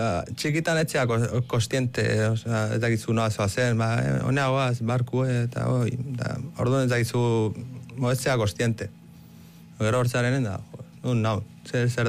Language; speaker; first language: Basque; early bilingual, other home language; Arabic